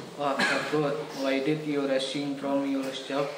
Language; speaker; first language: English; non-native, learner; Indonesian